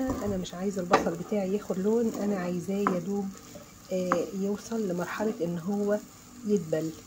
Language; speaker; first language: Arabic; native; Arabic